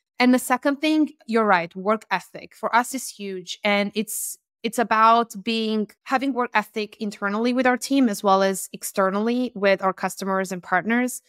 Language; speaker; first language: English; non-native, fluent; Romanian